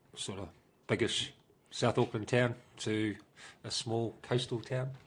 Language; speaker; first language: English; native; English